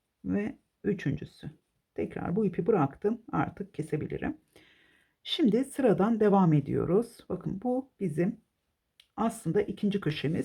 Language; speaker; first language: Turkish; native; Turkish